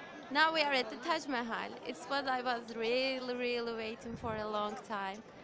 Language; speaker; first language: English; non-native, fluent; Turkish